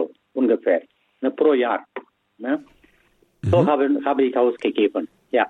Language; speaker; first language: German; non-native, fluent; Tamil